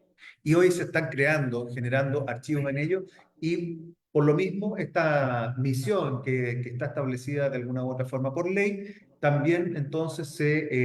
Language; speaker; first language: Spanish; native; Spanish